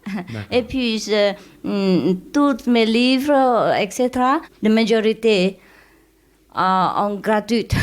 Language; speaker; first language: French; non-native, learner; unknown